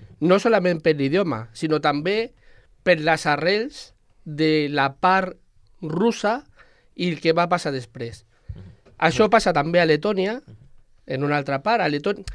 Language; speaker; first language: Catalan; non-native, local second language; Spanish